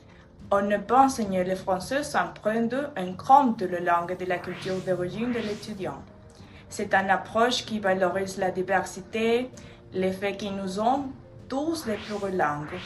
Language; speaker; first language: French; non-native, learner; Spanish